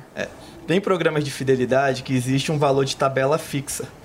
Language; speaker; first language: Portuguese; native; Portuguese